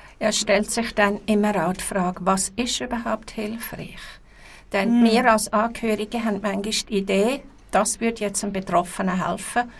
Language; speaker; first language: German; native; German